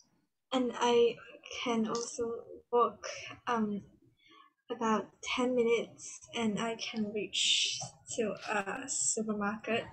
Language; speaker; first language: English; non-native, learner; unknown